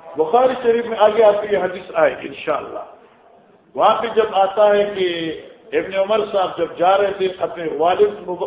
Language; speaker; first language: Urdu; non-native, local second language; Northern Hindko